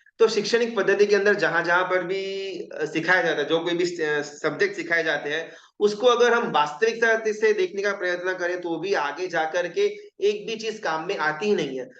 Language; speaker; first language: Hindi; non-native, local second language; Gujarati